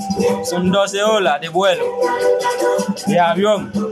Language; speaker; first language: Spanish; non-native, learner; Haitian Creole